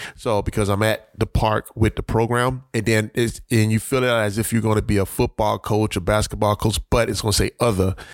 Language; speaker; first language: English; native; English